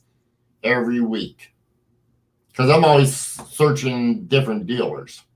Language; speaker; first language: English; native; English